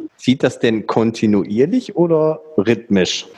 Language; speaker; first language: German; native; German